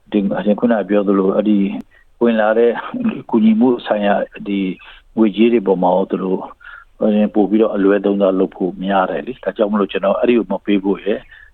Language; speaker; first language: Burmese; non-native, local second language; Karen languages